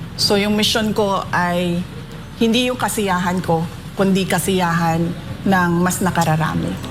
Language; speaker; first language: Filipino; non-native, local second language; Cebuano